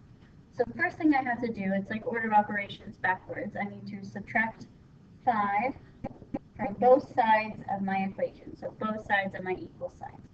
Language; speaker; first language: English; native; English